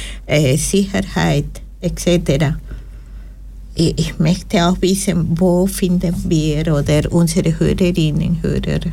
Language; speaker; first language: German; non-native, learner; Spanish